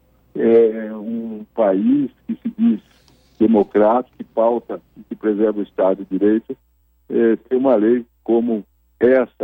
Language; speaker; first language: Portuguese; native; Portuguese